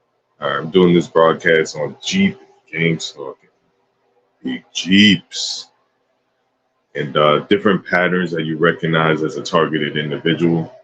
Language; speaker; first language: English; native; English